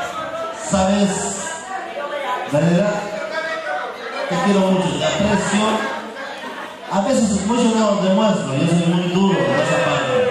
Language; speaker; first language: Spanish; native; Spanish